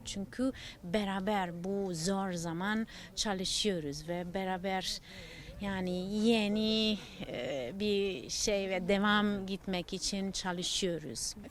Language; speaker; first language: Turkish; non-native, learner; Italian